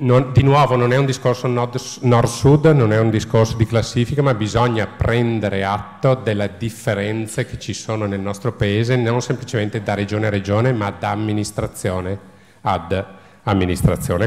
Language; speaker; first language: Italian; native; Italian